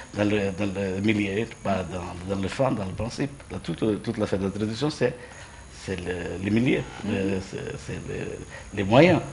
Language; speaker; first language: French; non-native, fluent; Portuguese